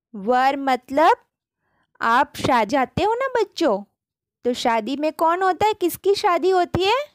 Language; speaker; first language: Hindi; non-native, local second language; Gujarati